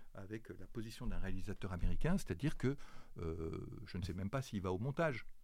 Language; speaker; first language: French; native; French